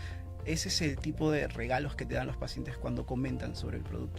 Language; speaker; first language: Spanish; native; Spanish